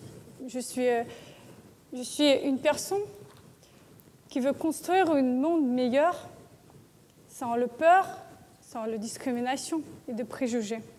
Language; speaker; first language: French; non-native, learner; Russian